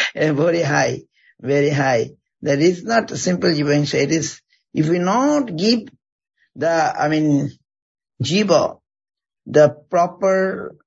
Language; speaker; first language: English; non-native, local second language; Bangla